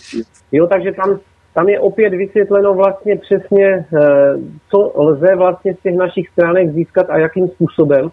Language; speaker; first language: Czech; native; Czech